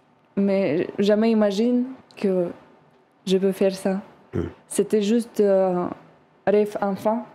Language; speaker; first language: French; non-native, learner; Russian